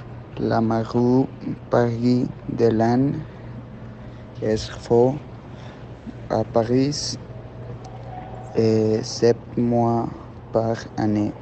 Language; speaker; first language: French; non-native, learner; Spanish